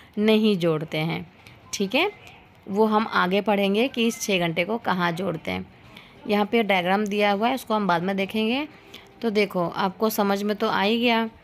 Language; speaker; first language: Hindi; native; Hindi